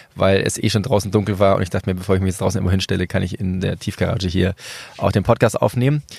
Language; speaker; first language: German; early bilingual, other home language; Spanish